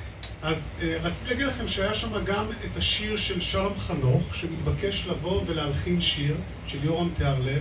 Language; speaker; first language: Hebrew; native; Hebrew